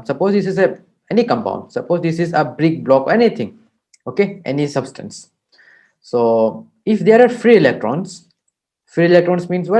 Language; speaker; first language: English; non-native, local second language; Hindi